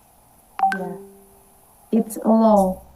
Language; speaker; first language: English; non-native, learner; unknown